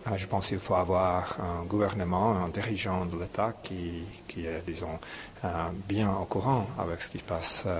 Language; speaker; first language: French; non-native, fluent; Czech